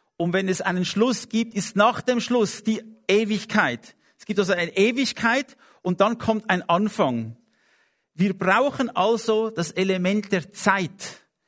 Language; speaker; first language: German; non-native, fluent; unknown